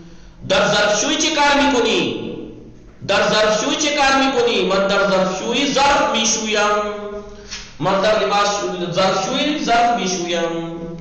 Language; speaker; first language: Persian; non-native, fluent; Urdu